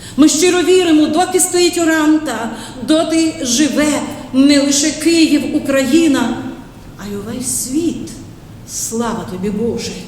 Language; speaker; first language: Ukrainian; native; Ukrainian